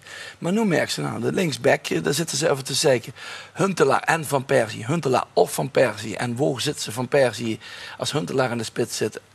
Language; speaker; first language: Dutch; native; Dutch